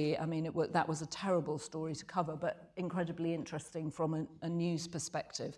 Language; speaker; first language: English; native; English